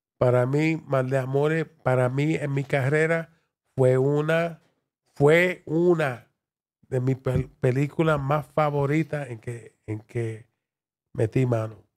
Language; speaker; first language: Spanish; early bilingual, heritage; Spanish